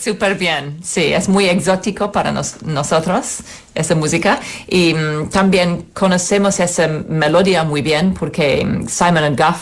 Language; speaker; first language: Spanish; non-native, learner; English